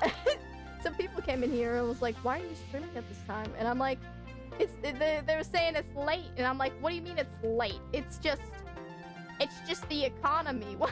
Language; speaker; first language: English; native; English